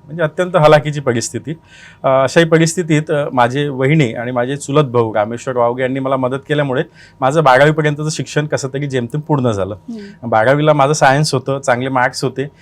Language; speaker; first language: Marathi; native; Marathi